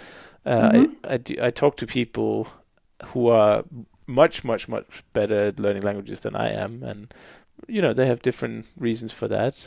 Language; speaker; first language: English; non-native, fluent; Danish